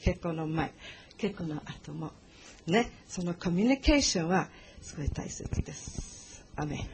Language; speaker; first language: Japanese; non-native, learner; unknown